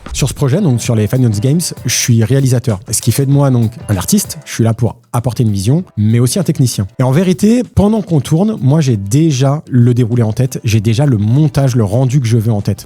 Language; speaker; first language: French; native; French